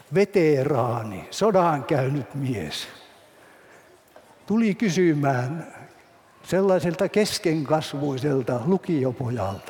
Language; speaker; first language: Finnish; native; Finnish